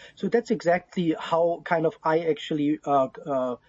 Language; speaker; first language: English; non-native, fluent; German